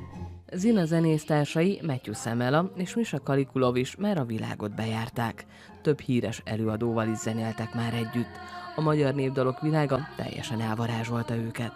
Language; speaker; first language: Hungarian; native; Hungarian